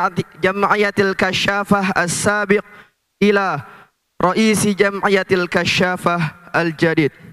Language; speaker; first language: Arabic; non-native, learner; Indonesian